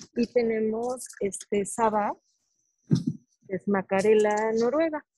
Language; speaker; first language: Spanish; native; Spanish